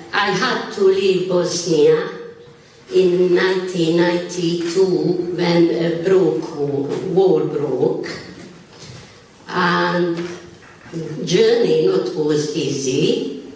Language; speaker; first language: English; non-native, learner; Bosnian